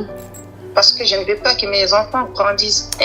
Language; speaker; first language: French; non-native, learner; Arabic